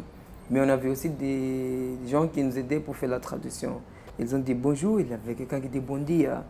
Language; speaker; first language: French; non-native, fluent; Tsonga